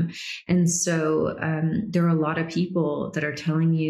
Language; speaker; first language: English; native; English